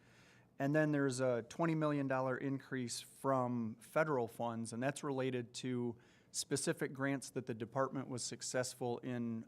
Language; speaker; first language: English; native; English